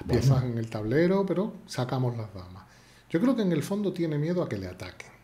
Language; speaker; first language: Spanish; native; Spanish